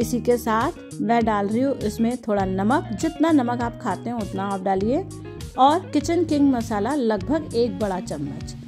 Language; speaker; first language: Hindi; native; Hindi